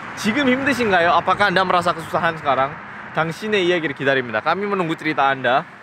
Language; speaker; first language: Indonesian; early bilingual, other home language; Korean